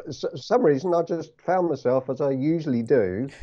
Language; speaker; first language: English; native; English